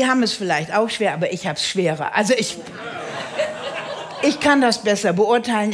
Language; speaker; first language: German; native; German